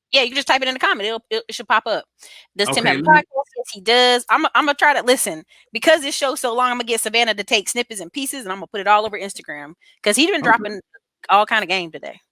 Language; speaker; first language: English; native; English